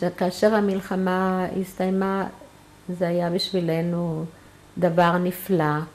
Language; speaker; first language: Hebrew; non-native, fluent; German